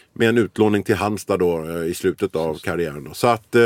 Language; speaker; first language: Swedish; early bilingual, other home language; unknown